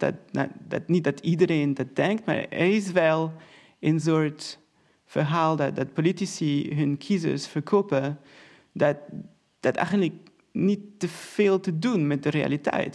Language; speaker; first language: Dutch; non-native, fluent; Portuguese